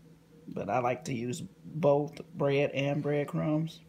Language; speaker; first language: English; native; English